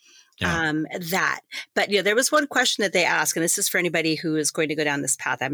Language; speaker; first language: English; native; English